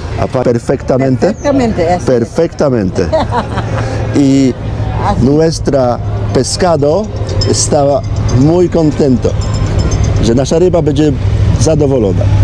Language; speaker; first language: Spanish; non-native, learner; Polish